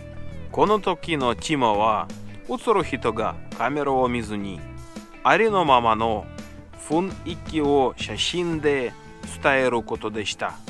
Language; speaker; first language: Japanese; non-native, learner; Russian